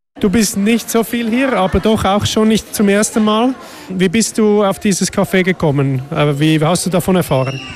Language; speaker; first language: German; native; German